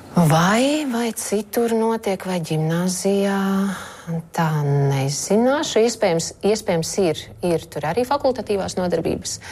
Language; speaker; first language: Latvian; native; Latvian